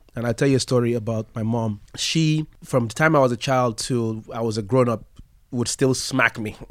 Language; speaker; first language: English; non-native, local second language; Yoruba